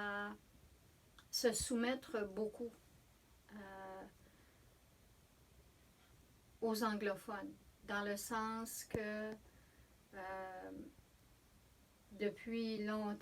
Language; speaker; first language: French; native; French